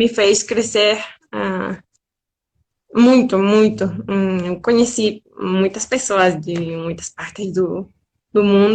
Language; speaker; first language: Portuguese; non-native, fluent; Spanish